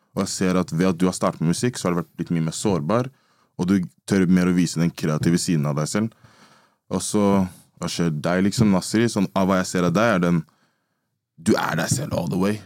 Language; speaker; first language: Norwegian; early bilingual, other home language; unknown